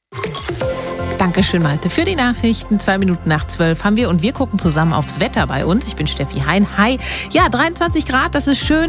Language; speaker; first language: German; native; German